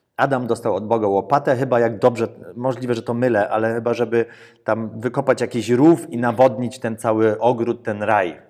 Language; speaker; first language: Polish; early bilingual, heritage; Polish